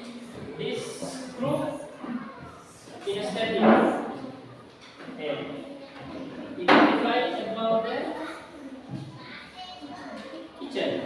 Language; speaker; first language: English; non-native, learner; Indonesian